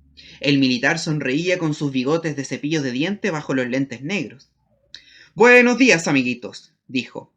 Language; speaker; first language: Spanish; native; Spanish